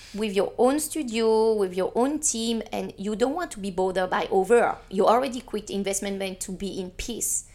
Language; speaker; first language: English; non-native, fluent; French